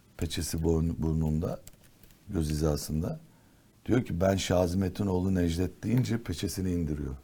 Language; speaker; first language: Turkish; non-native, local second language; Kurdish